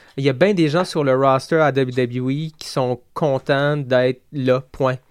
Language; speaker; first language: French; native; French